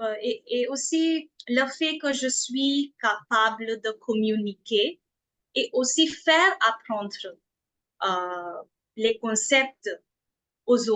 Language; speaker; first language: French; non-native, fluent; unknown